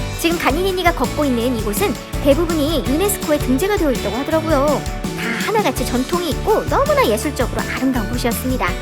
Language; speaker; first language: Korean; native; Korean